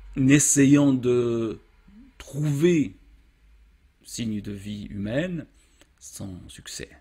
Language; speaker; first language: French; native; French